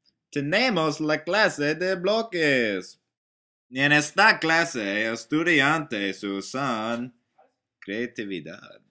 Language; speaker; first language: Spanish; non-native, learner; English